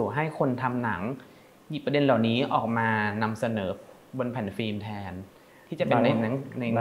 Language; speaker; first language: Thai; native; Thai